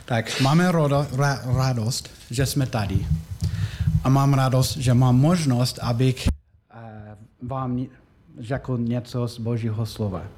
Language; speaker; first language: Czech; non-native, learner; English